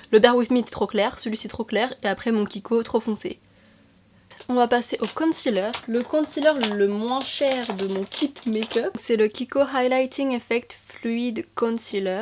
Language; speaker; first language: French; native; French